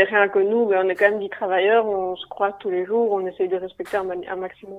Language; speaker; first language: French; native; French